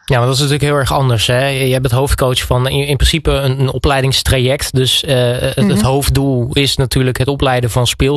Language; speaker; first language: Dutch; native; Dutch